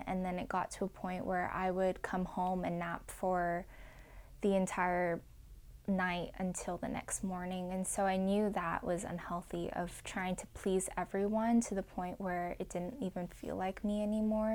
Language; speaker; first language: English; native; English